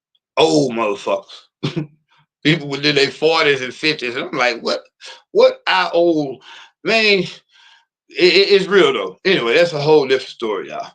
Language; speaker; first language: English; native; English